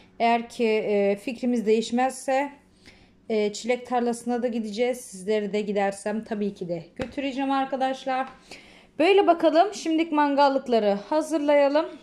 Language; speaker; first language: Turkish; early bilingual, heritage; Turkish